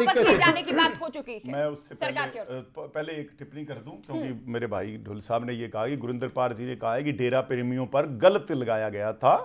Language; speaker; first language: Hindi; native; Hindi